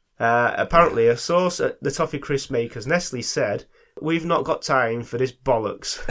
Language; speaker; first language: English; native; English